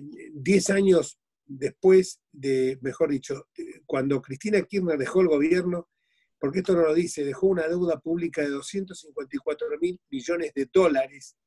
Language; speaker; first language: Spanish; native; Spanish